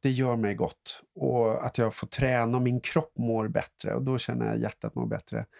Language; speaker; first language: Swedish; native; Swedish